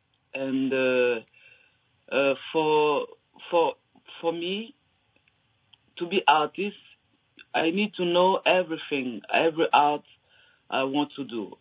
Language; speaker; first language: English; non-native, learner; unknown